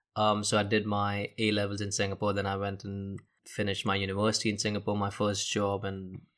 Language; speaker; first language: English; non-native, local second language; Hindi